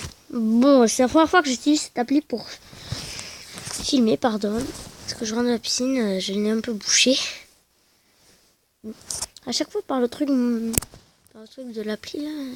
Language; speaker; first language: French; native; French